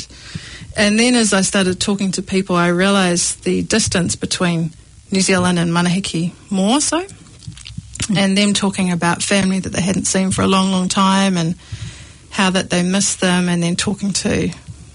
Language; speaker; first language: English; native; English